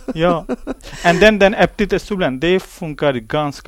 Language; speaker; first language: Swedish; non-native, learner; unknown